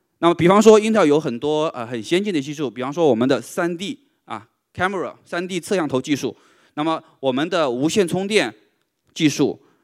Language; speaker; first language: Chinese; native; Chinese